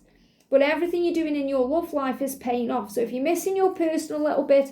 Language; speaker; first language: English; native; English